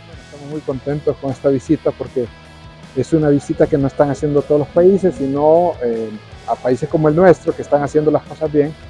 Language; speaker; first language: Spanish; native; Spanish